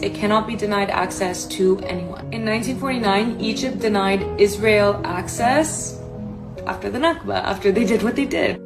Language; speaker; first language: English; native; English